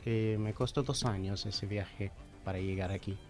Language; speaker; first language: Spanish; non-native, fluent; English